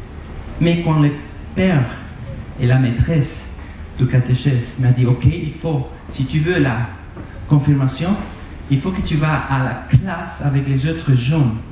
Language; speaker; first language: French; non-native, fluent; Spanish